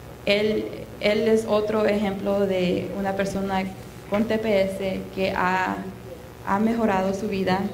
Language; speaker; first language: Spanish; early bilingual, heritage; Spanish